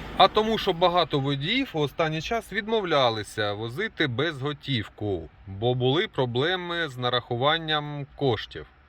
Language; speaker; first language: Ukrainian; non-native, local second language; Russian